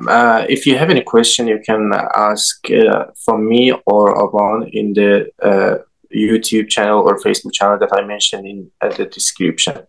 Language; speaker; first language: English; non-native, learner; Persian